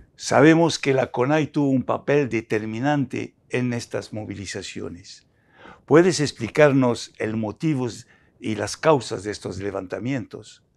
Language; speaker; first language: Spanish; non-native, fluent; French